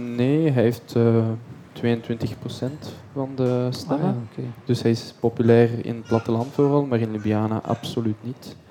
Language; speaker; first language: Dutch; non-native, fluent; French